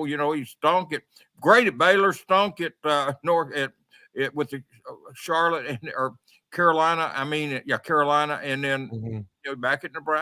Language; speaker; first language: English; native; English